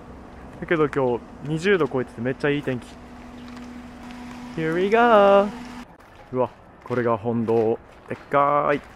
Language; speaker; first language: Japanese; native; Japanese